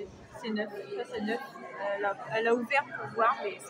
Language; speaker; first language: French; native; French